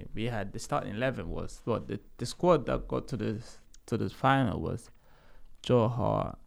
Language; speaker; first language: English; early bilingual, other home language; Lingala